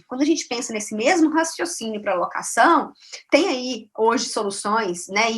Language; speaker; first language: Portuguese; native; Portuguese